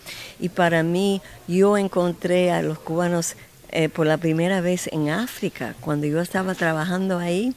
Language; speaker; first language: Spanish; non-native, fluent; English